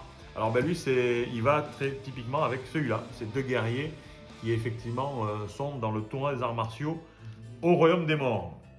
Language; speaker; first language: French; native; French